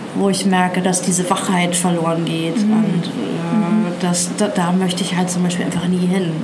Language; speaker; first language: German; native; German